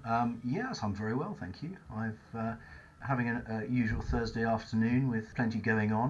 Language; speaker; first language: English; native; English